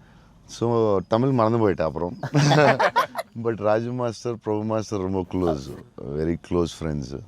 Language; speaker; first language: Tamil; non-native, local second language; Telugu